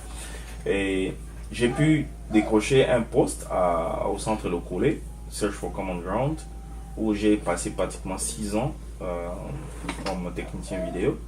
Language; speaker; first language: French; non-native, local second language; Lingala